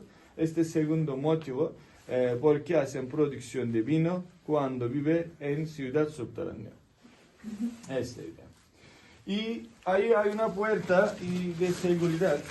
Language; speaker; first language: Spanish; non-native, fluent; Turkish